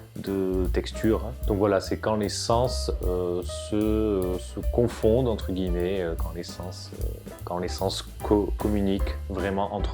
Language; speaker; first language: French; native; French